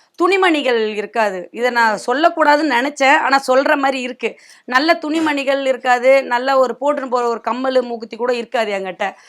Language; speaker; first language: Tamil; native; Tamil